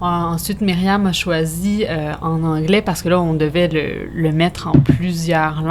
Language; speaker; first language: French; native; French